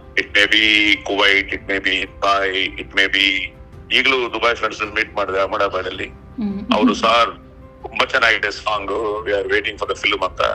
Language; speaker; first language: Kannada; non-native, local second language; Telugu